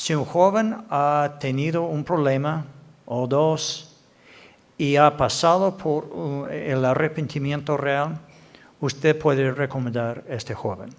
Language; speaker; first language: Spanish; non-native, fluent; English